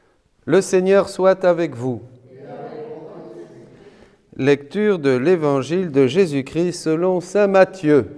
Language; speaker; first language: French; native; French